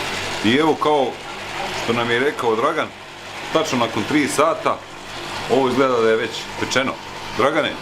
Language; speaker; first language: Bosnian; native; Bosnian